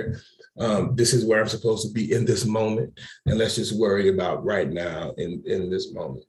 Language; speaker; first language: English; native; English